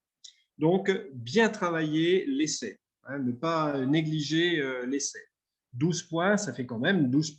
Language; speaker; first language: French; native; French